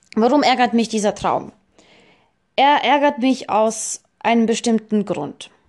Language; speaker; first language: German; non-native, fluent; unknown